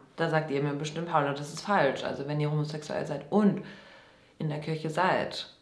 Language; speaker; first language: German; native; German